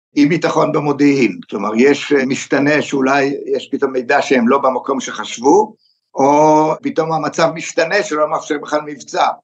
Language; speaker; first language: Hebrew; native; Hebrew